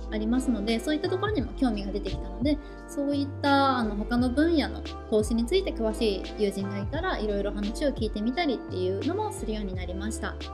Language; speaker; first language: Japanese; native; Japanese